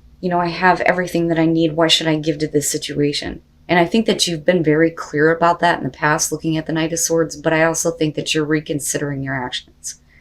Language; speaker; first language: English; native; English